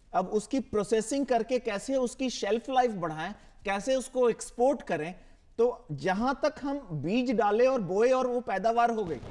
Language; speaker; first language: Hindi; native; Hindi